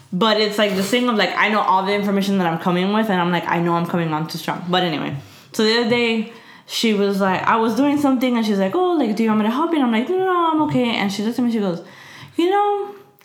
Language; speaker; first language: English; early bilingual, other home language; Spanish